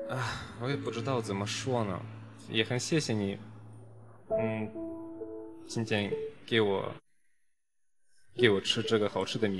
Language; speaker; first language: Chinese; non-native, fluent; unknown